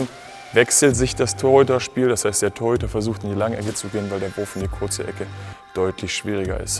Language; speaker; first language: German; native; German